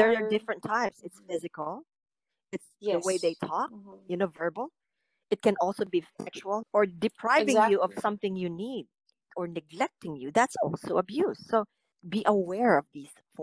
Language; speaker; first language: English; non-native, local second language; Filipino